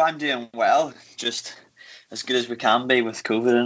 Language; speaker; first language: English; native; English